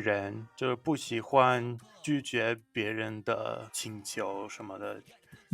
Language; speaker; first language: Chinese; non-native, fluent; English